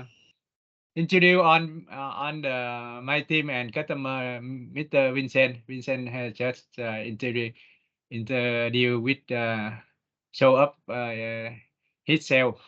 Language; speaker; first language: English; non-native, learner; Vietnamese